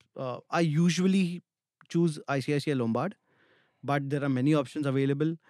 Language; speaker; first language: English; non-native, local second language; Hindi